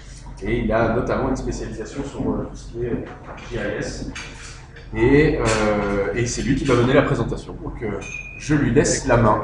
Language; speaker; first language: French; native; French